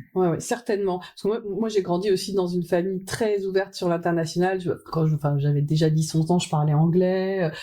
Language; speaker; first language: French; native; French